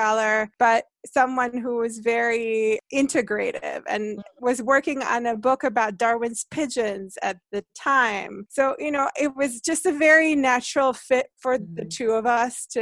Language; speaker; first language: English; non-native, fluent; Hungarian